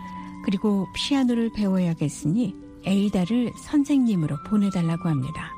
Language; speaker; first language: Korean; native; Korean